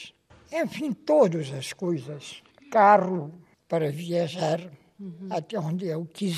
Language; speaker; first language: Portuguese; non-native, local second language; Kabuverdianu